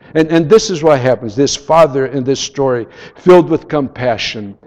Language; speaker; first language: English; non-native, fluent; Portuguese